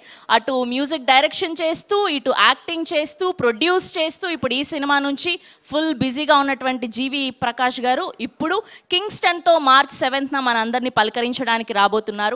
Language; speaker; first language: Telugu; native; Telugu